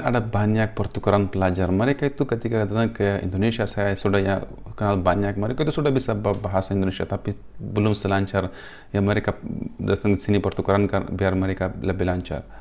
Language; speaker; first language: Indonesian; non-native, fluent; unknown